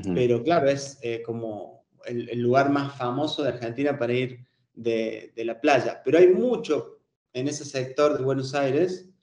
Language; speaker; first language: Spanish; native; Spanish